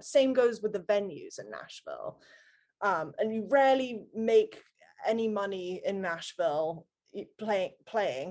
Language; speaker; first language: English; native; English